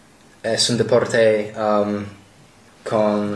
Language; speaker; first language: Spanish; non-native, learner; English